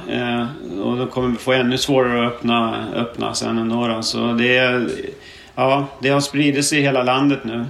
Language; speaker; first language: Swedish; native; Swedish